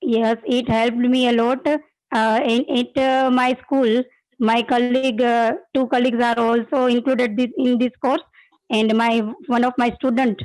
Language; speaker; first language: English; non-native, learner; Gujarati